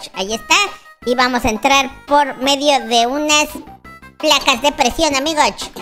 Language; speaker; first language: Spanish; native; Spanish